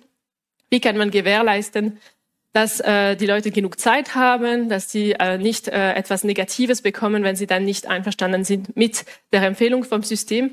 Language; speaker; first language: German; non-native, local second language; French